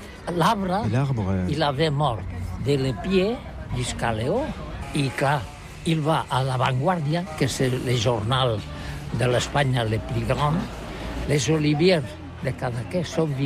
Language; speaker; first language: French; non-native, learner; Catalan